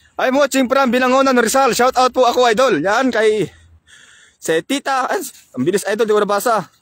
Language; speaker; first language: Filipino; non-native, local second language; Iloko